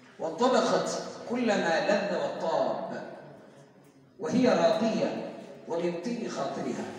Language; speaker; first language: Arabic; non-native, learner; Hausa